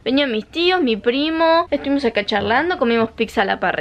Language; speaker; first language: Spanish; native; Spanish